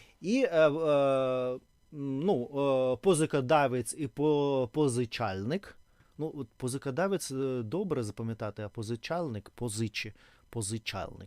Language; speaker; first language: Ukrainian; non-native, learner; Russian